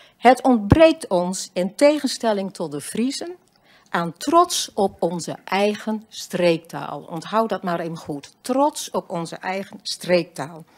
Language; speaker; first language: Dutch; native; Dutch